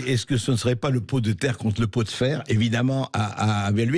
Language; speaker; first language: French; native; French